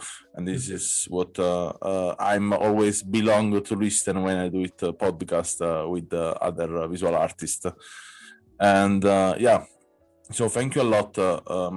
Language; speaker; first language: English; non-native, fluent; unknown